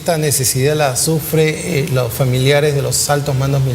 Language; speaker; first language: Spanish; native; Spanish